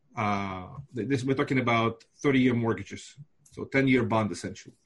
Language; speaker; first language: English; non-native, fluent; Russian